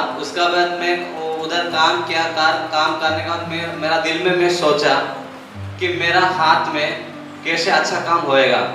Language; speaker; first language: Hindi; non-native, local second language; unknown